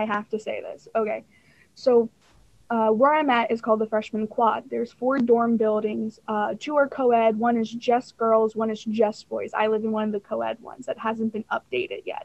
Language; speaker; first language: English; native; English